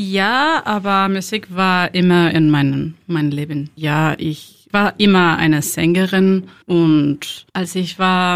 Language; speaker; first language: German; non-native, learner; Spanish